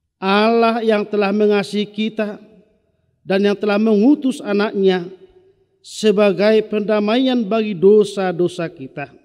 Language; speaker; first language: Indonesian; non-native, local second language; Batak Toba